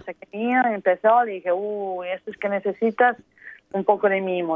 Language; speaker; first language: Spanish; native; Spanish